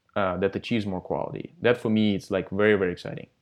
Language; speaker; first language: English; non-native, fluent; Russian